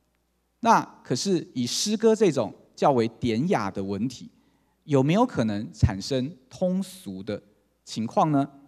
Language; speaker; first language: Chinese; native; Chinese